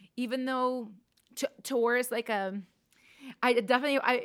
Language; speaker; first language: English; non-native, fluent; Russian